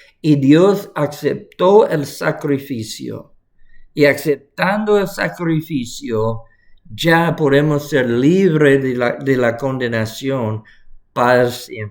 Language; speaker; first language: Spanish; non-native, fluent; English